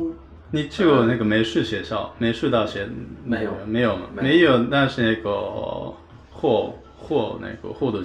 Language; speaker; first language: Chinese; non-native, fluent; Japanese